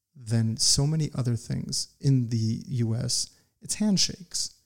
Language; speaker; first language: English; native; English